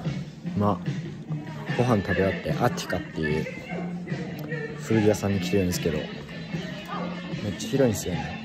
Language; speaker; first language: Japanese; native; Japanese